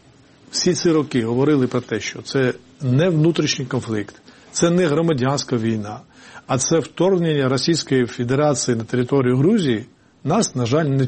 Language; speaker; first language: Ukrainian; non-native, fluent; Georgian